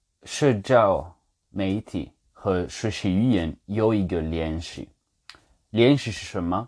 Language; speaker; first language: Chinese; non-native, fluent; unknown